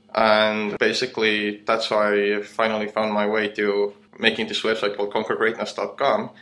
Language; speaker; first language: English; non-native, fluent; Estonian